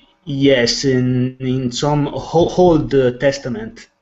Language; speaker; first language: English; non-native, learner; Italian